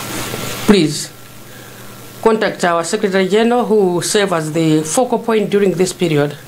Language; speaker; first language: English; non-native, local second language; Nyanja